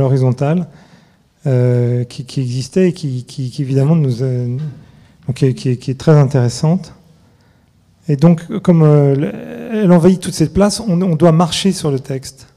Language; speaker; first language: French; native; French